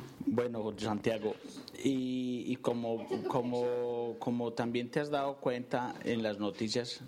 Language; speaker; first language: Spanish; native; Spanish